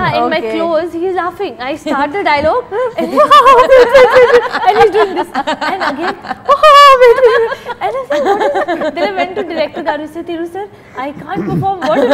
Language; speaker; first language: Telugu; non-native, learner; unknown